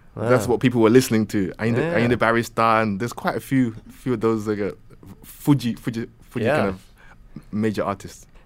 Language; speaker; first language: English; native; English